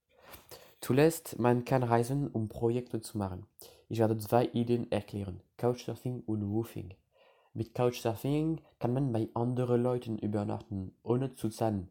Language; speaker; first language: German; non-native, learner; French